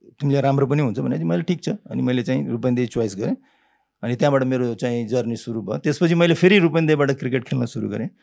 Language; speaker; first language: Nepali; early bilingual, heritage; Nepali